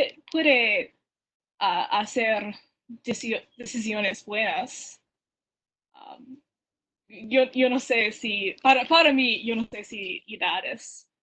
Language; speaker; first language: Spanish; non-native, learner; English